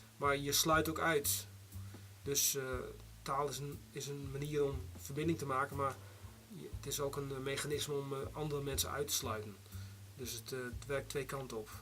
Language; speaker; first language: Dutch; non-native, local second language; Western Frisian